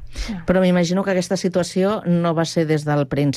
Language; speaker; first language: Catalan; native; Catalan